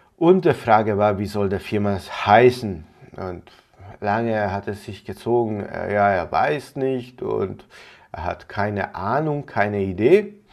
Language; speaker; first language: German; non-native, fluent; Hungarian